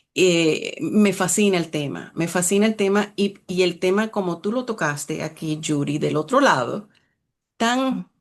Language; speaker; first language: Spanish; early bilingual, other home language; English